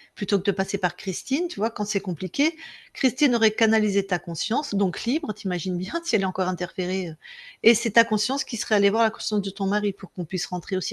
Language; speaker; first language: French; native; French